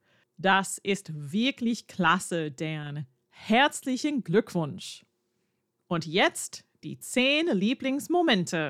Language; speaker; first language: German; non-native, fluent; English